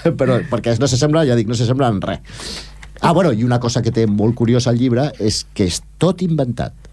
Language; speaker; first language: Catalan; native; Catalan